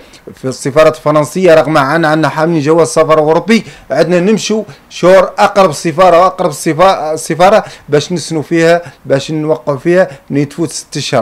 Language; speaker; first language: Arabic; native; Arabic